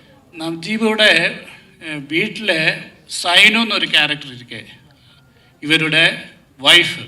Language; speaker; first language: Tamil; non-native, learner; Malayalam